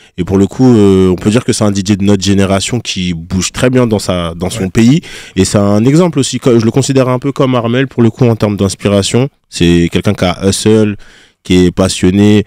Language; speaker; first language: French; early bilingual, other home language; Lingala